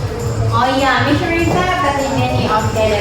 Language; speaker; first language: English; non-native, learner; Indonesian